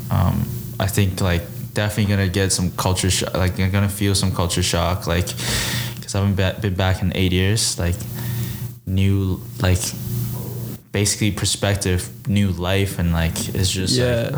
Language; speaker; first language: English; early bilingual, other home language; Chinese